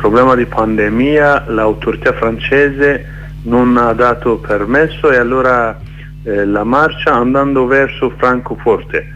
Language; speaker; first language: Italian; non-native, learner; Kurdish